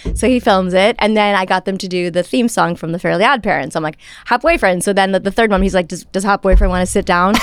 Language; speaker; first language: English; native; English